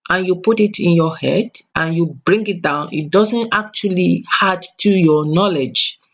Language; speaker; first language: English; non-native, local second language; Yoruba